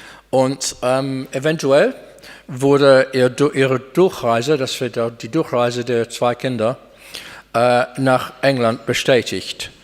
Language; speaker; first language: German; non-native, fluent; English